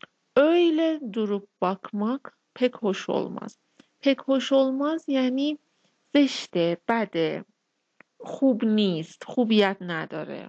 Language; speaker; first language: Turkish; non-native, fluent; Persian